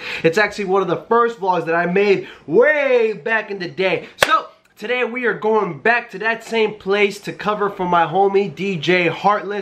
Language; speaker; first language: English; native; English